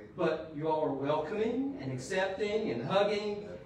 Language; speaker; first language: English; native; English